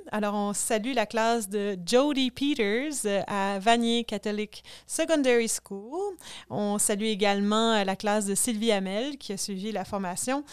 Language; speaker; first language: French; native; French